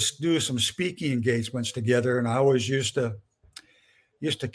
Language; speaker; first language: English; native; English